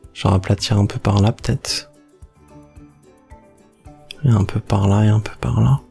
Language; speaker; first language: French; native; French